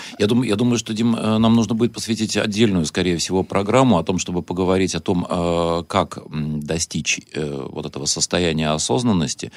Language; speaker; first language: Russian; native; Russian